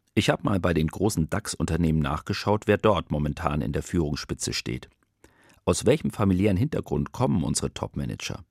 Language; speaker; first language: German; native; German